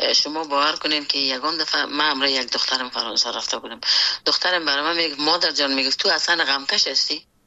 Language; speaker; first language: Persian; native; Persian